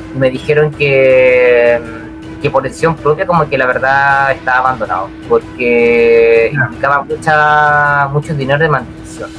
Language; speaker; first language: Spanish; native; Spanish